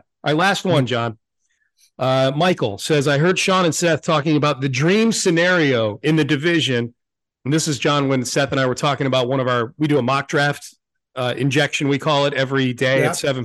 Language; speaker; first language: English; native; English